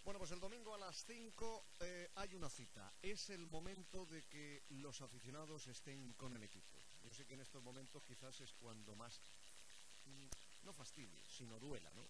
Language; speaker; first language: Spanish; native; Spanish